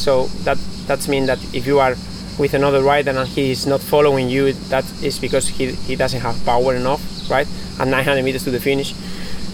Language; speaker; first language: English; non-native, fluent; Spanish